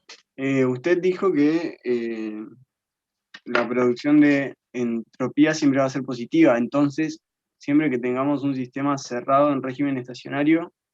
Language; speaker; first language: Spanish; native; Spanish